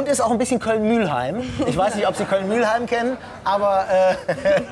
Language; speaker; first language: German; native; German